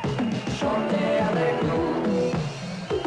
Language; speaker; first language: French; non-native, learner; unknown